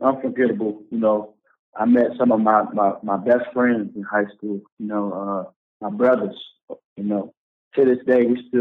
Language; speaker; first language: English; native; English